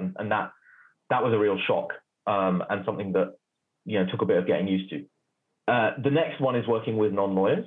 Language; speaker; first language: English; native; English